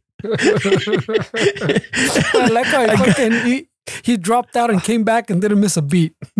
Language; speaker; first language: English; early bilingual, other home language; Spanish